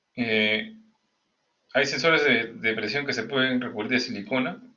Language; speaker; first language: Spanish; native; Spanish